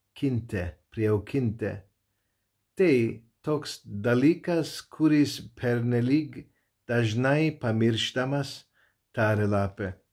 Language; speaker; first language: Lithuanian; non-native, learner; Turkish